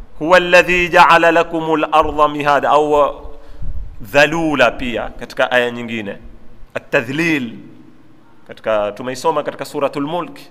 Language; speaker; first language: Swahili; native; Swahili